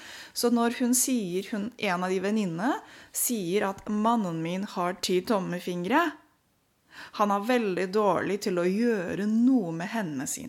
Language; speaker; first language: Norwegian; non-native, fluent; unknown